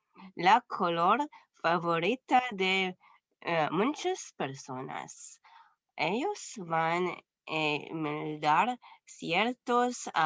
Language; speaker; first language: Spanish; non-native, learner; English